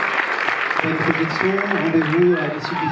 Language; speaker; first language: French; native; French